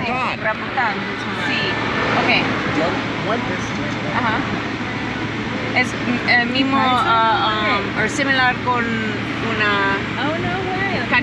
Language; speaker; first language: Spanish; non-native, learner; English